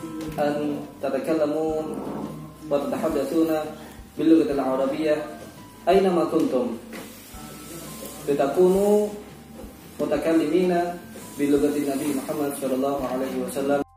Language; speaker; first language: Arabic; non-native, fluent; Indonesian